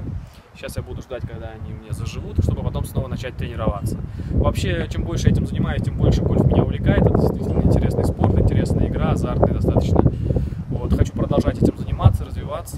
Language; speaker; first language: Russian; native; Russian